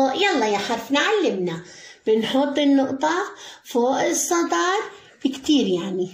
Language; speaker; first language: Arabic; native; Arabic